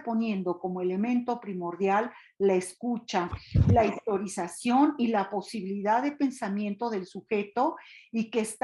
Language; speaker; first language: Spanish; native; Spanish